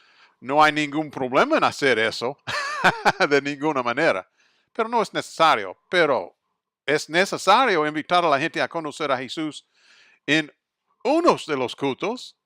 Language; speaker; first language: Spanish; non-native, fluent; English